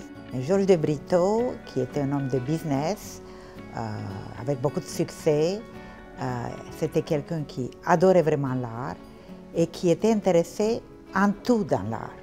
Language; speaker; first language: French; non-native, fluent; Portuguese